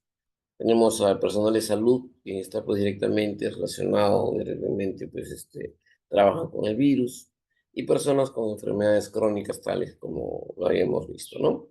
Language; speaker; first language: Spanish; native; Spanish